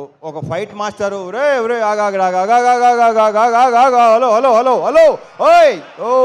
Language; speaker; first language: Telugu; native; Telugu